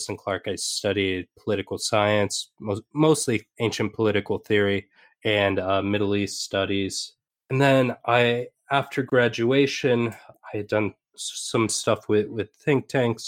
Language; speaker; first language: English; native; English